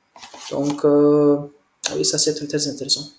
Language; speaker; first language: French; non-native, learner; Hindi